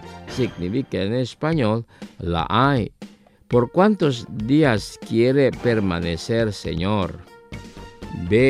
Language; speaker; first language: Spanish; non-native, fluent; Indonesian